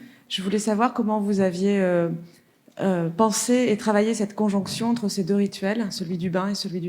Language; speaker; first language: French; native; French